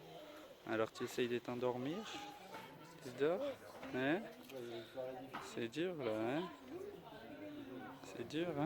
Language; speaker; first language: French; native; French